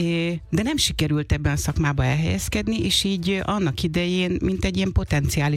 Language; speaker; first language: Hungarian; native; Hungarian